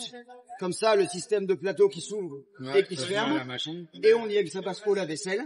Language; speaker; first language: French; native; French